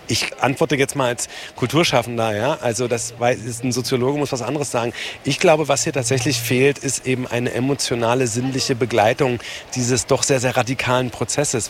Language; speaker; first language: German; native; German